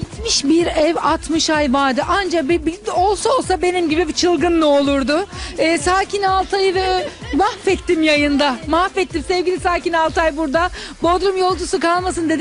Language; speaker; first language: Turkish; native; Turkish